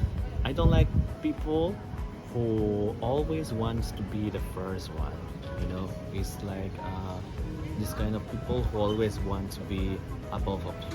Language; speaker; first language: English; non-native, learner; Spanish